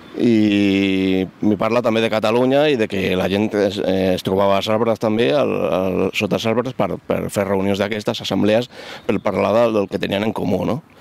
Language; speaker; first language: Catalan; non-native, local second language; Spanish